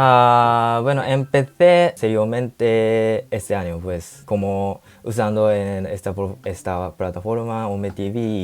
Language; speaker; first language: Spanish; non-native, learner; Japanese